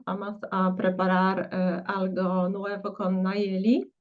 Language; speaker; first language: Spanish; non-native, fluent; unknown